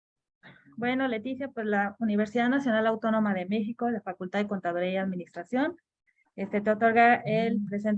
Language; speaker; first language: Spanish; native; Spanish